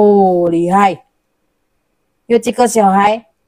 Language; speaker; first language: Chinese; non-native, learner; Indonesian